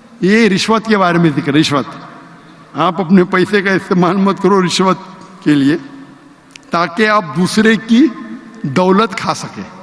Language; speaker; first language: Urdu; non-native, local second language; Konkani